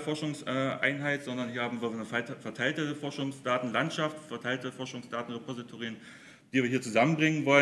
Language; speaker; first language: German; native; German